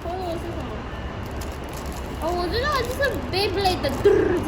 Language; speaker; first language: Chinese; non-native, learner; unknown